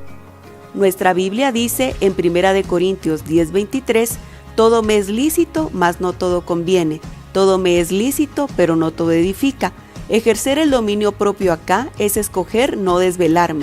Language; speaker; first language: Spanish; native; Spanish